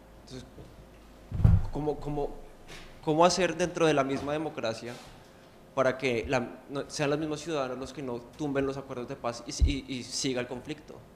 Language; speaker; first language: Spanish; native; Spanish